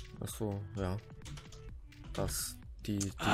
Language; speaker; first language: German; native; German